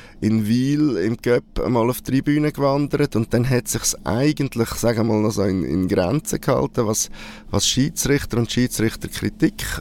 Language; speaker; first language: German; native; German